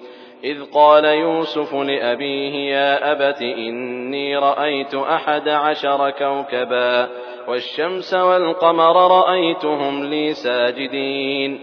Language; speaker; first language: Arabic; native; Arabic